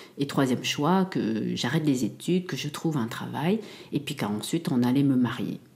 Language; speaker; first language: French; early bilingual, other home language; Khmer